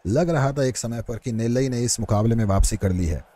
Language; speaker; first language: Hindi; native; Hindi